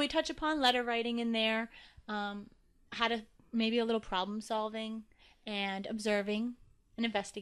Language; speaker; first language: English; native; English